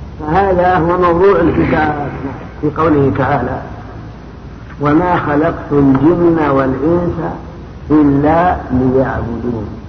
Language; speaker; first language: Arabic; native; Arabic